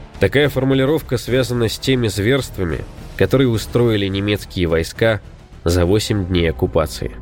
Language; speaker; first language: Russian; native; Russian